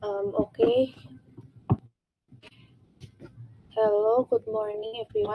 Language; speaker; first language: English; non-native, learner; Indonesian